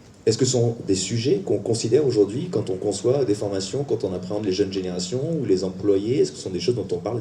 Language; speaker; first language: French; native; French